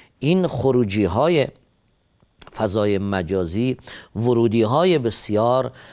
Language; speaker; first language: Persian; native; Persian